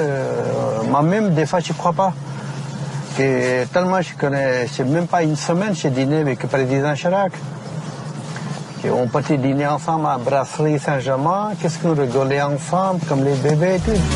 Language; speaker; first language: French; native; French